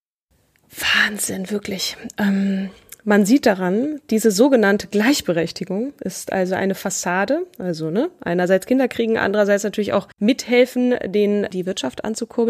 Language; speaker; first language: German; native; German